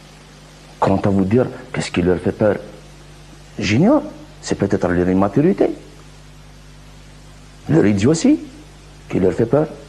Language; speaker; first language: French; non-native, local second language; Kabyle